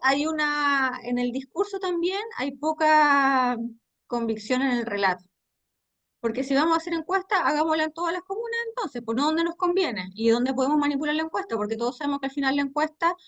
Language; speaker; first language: Spanish; native; Spanish